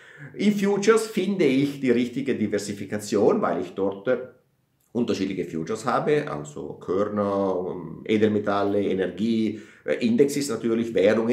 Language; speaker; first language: German; non-native, fluent; Italian